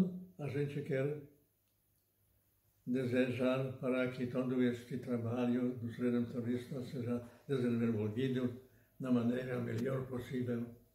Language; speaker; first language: Portuguese; non-native, learner; Polish